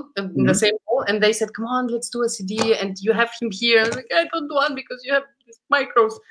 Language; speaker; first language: English; early bilingual, other home language; Romanian